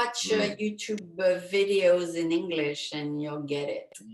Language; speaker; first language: English; non-native, fluent; French